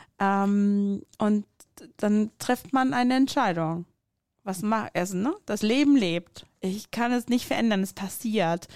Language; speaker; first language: German; non-native, fluent; Persian